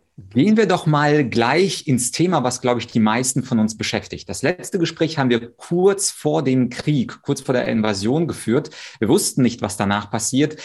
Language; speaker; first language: German; early bilingual, other home language; Russian